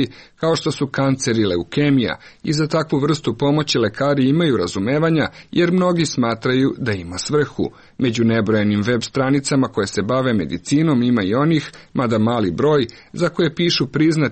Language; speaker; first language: Serbian; native; Serbian